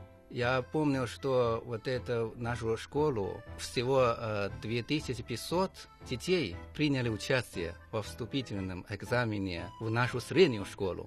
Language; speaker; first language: Russian; non-native, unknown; Chinese